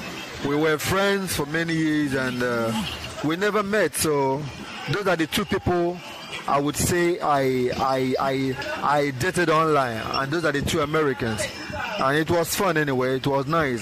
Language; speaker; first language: English; non-native, local second language; Igbo